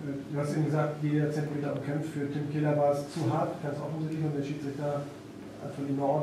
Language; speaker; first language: German; native; German